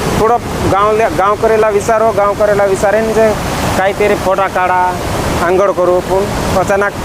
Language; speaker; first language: Marathi; non-native, local second language; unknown